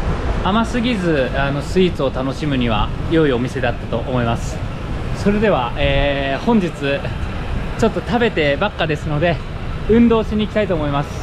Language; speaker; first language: Japanese; native; Japanese